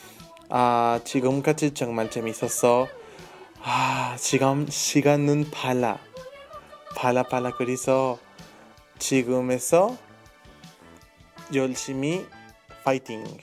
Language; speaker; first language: Korean; non-native, learner; Spanish